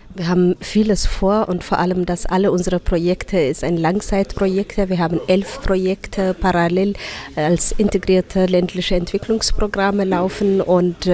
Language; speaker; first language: German; non-native, fluent; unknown